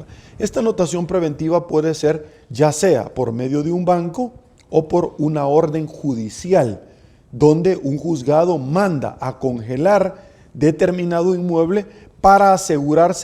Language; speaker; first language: Spanish; native; Spanish